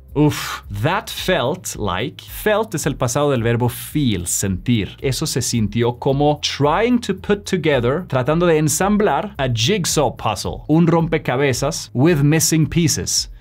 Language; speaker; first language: Spanish; non-native, fluent; Swedish